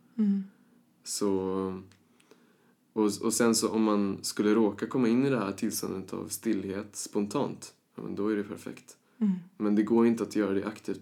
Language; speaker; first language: Swedish; early bilingual, other home language; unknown